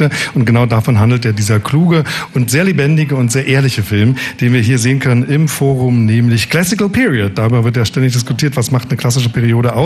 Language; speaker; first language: German; native; German